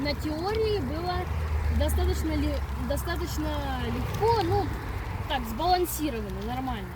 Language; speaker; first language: Russian; early bilingual, other home language; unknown